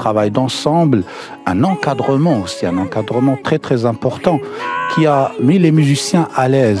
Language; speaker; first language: French; non-native, local second language; Arabic